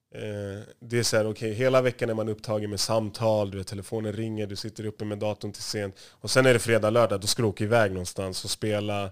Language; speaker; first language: Swedish; native; Swedish